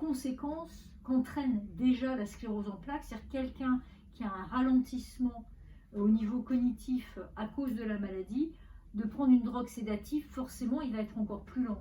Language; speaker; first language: French; native; French